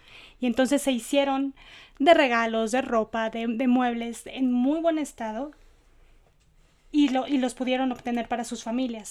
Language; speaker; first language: Spanish; native; Spanish